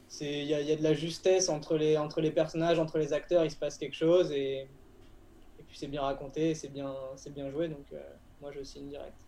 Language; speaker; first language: French; native; French